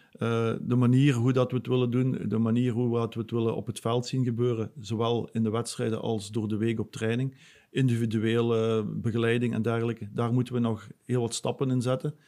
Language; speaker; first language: Dutch; native; Dutch